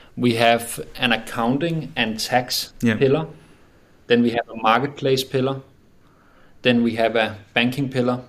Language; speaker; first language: English; non-native, fluent; Danish